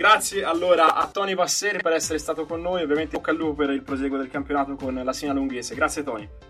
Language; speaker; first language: Italian; native; Italian